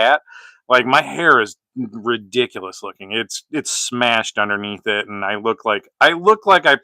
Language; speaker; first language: English; native; English